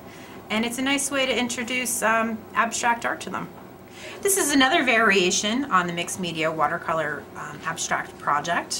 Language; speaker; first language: English; native; English